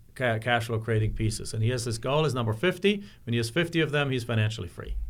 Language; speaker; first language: English; non-native, fluent; German